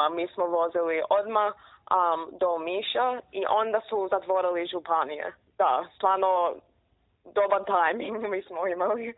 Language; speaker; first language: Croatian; early bilingual, heritage; Croatian